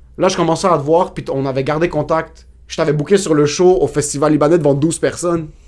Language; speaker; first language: French; native; French